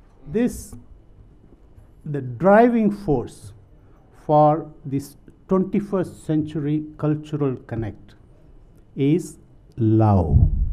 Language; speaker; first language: English; non-native, local second language; Tamil